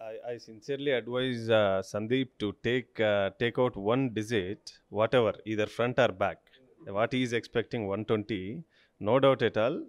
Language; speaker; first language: English; non-native, local second language; Telugu